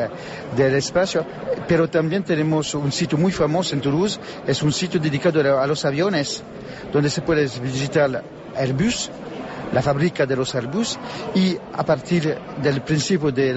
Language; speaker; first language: Spanish; non-native, learner; French